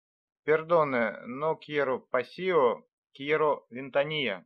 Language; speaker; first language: Spanish; non-native, learner; Russian